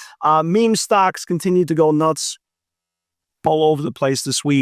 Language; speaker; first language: English; native; English